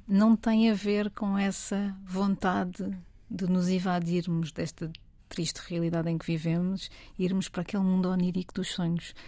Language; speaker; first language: Portuguese; native; Portuguese